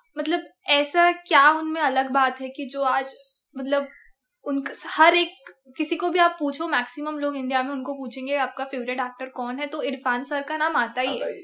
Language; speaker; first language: Hindi; non-native, local second language; Marathi